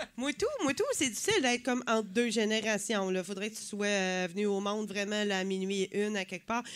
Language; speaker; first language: French; native; French